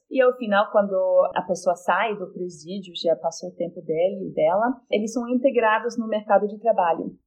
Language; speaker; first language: Portuguese; non-native, fluent; Polish